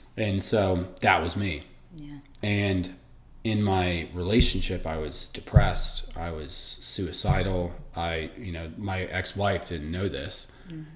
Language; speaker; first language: English; early bilingual, other home language; Italian